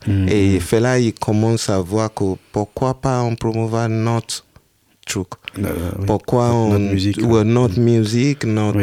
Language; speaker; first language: French; non-native, learner; Yoruba